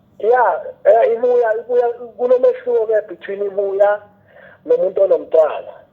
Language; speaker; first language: Zulu; non-native, local second language; South Ndebele